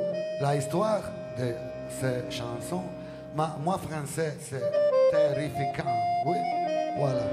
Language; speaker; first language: French; non-native, learner; Italian